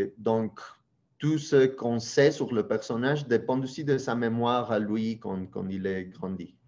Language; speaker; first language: French; non-native, fluent; Spanish